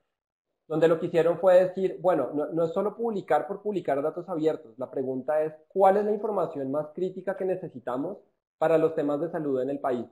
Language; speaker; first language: Spanish; native; Spanish